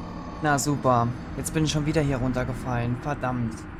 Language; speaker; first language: German; native; German